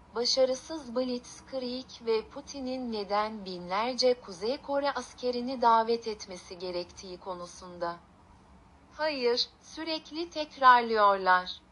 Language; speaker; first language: Turkish; non-native, fluent; Ukrainian